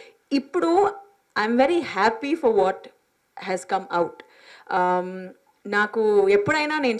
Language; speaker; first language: Telugu; non-native, fluent; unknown